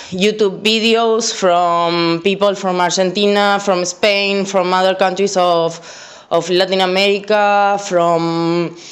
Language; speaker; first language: English; non-native, fluent; Spanish